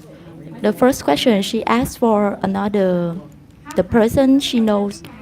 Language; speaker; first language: English; non-native, fluent; Vietnamese